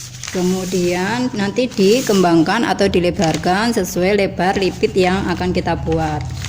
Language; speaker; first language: Indonesian; native; Indonesian